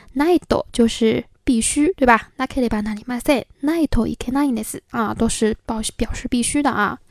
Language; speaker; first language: Japanese; non-native, fluent; Chinese